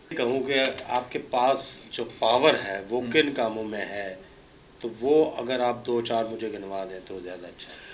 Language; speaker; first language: Urdu; native; Urdu